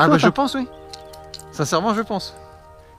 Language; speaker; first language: French; native; French